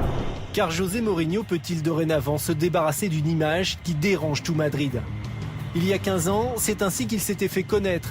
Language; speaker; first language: French; native; French